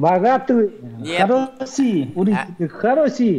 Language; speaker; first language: Russian; non-native, learner; Vietnamese